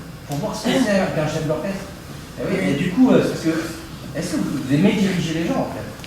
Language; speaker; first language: French; native; French